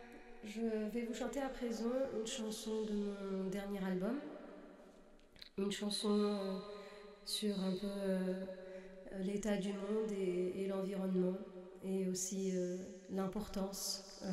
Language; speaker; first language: French; non-native, local second language; Arabic